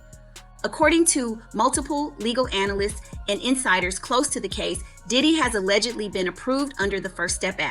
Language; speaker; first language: English; native; English